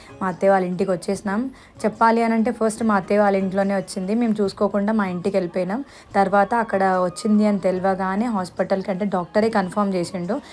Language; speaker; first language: Telugu; non-native, local second language; Lambadi